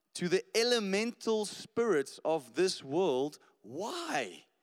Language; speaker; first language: English; non-native, local second language; Afrikaans